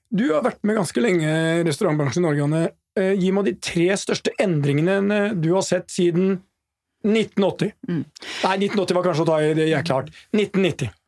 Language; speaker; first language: Norwegian; native; Norwegian